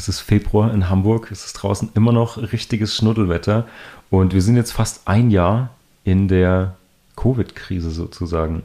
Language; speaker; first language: German; native; German